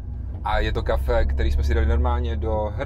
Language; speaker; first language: Czech; native; Czech